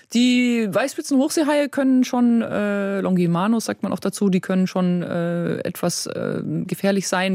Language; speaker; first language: German; native; German